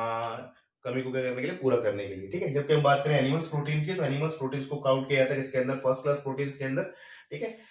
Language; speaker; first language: Hindi; native; Hindi